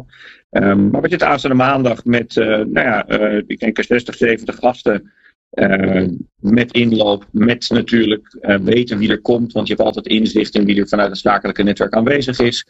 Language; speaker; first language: Dutch; native; Dutch